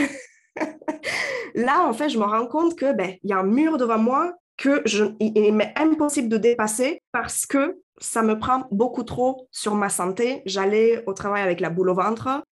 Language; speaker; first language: French; non-native, fluent; Romanian